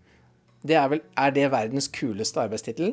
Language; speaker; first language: Norwegian; native; Norwegian